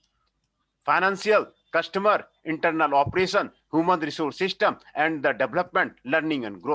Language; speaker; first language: English; non-native, local second language; Hindi